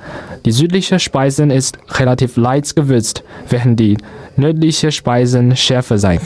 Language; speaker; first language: German; non-native, learner; Chinese